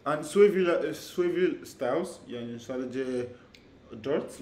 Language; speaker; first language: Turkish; non-native, learner; English